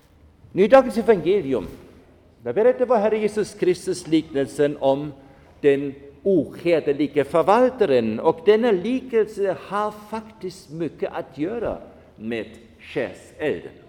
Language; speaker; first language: Swedish; non-native, fluent; German